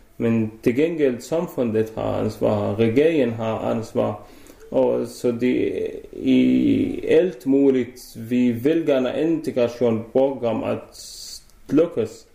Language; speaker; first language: Danish; non-native, learner; Arabic